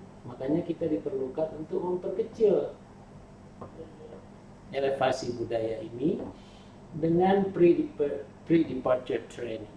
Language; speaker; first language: Indonesian; native; Indonesian